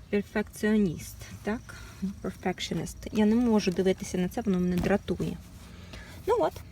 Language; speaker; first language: Ukrainian; native; Ukrainian